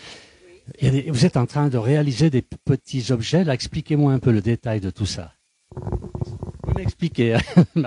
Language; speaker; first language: French; native; French